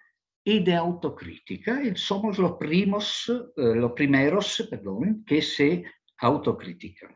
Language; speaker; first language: Spanish; non-native, fluent; Italian